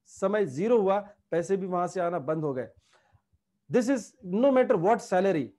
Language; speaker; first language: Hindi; non-native, local second language; Marathi